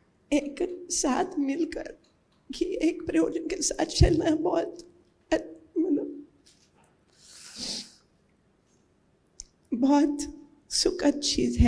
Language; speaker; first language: Hindi; non-native, learner; English